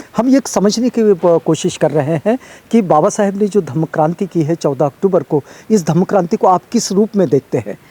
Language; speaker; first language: Hindi; native; Hindi